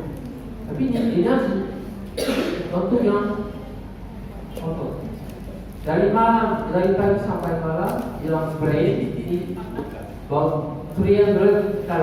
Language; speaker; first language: Indonesian; non-native, learner; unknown